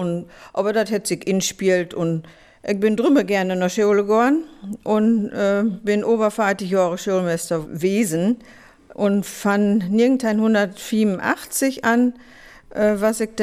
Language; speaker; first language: German; native; German